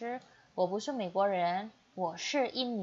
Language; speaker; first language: Chinese; non-native, fluent; Indonesian